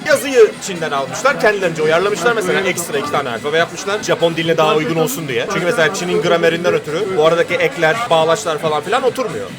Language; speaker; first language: Turkish; native; Turkish